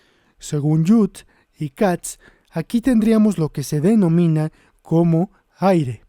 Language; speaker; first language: Spanish; native; Spanish